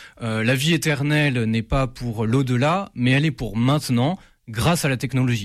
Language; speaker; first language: French; native; French